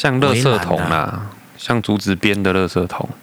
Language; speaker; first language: Chinese; native; Chinese